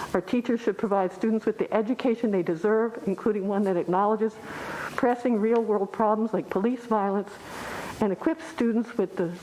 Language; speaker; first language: English; native; English